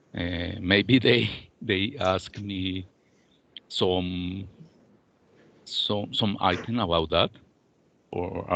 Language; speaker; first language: English; non-native, learner; Spanish